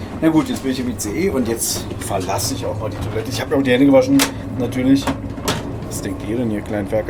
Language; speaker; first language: German; native; German